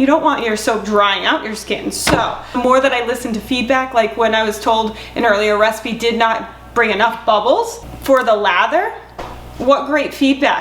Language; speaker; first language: English; native; English